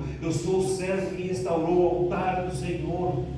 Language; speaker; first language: Portuguese; native; Portuguese